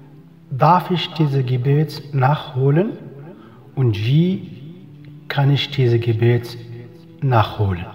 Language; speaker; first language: German; non-native, fluent; Arabic